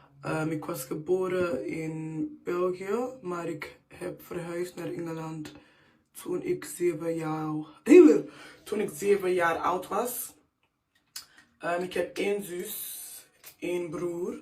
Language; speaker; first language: Dutch; non-native, local second language; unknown